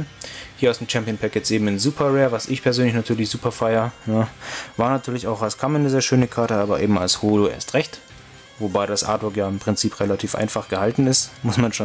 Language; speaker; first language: German; native; German